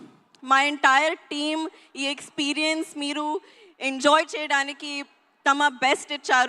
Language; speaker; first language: Telugu; non-native, learner; Hindi